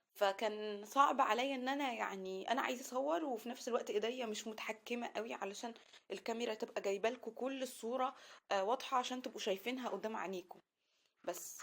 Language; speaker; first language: Arabic; native; Arabic